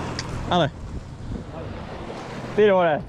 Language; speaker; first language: Spanish; native; Spanish